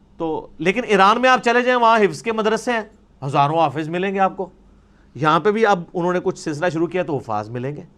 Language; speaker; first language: Urdu; non-native, local second language; Punjabi